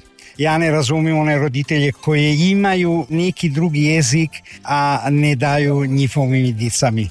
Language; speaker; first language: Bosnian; early bilingual, heritage; Croatian